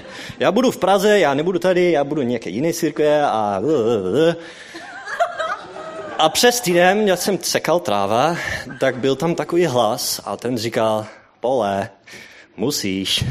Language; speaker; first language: Czech; non-native, learner; Dutch